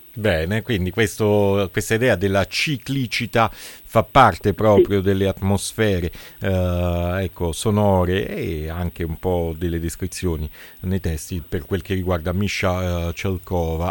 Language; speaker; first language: Italian; native; Italian